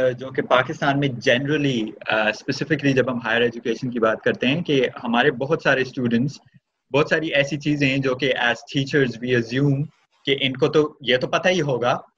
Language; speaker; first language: Urdu; native; Urdu